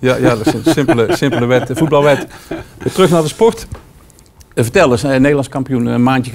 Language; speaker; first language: Dutch; native; Dutch